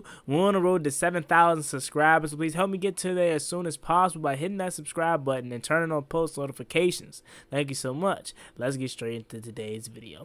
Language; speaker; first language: English; native; English